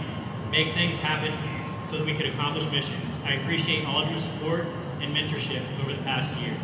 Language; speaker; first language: English; native; English